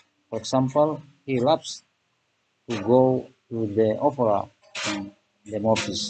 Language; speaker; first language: English; non-native, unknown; Indonesian